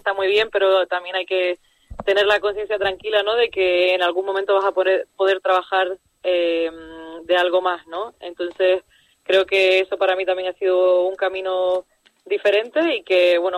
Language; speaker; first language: Spanish; native; Spanish